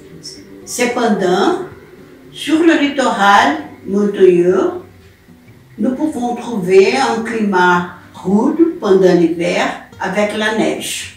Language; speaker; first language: French; non-native, learner; Portuguese